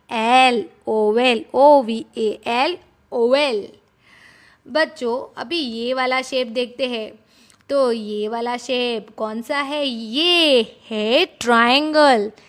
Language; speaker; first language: Hindi; non-native, local second language; Gujarati